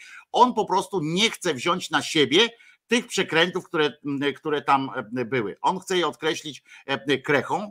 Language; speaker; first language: Polish; native; Polish